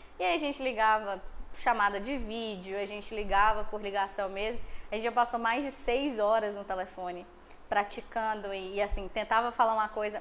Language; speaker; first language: Portuguese; native; Portuguese